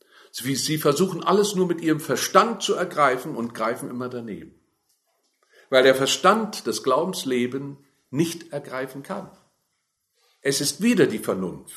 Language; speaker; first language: German; native; German